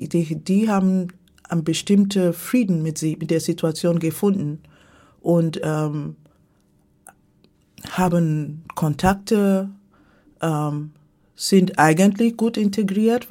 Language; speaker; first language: German; non-native, fluent; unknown